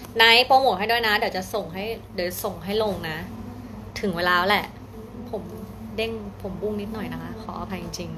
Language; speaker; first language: Thai; native; Thai